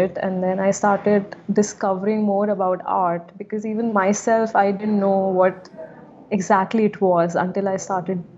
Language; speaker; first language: English; non-native, local second language; Hindi